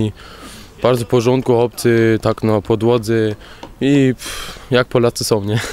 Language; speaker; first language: Polish; early bilingual, heritage; Polish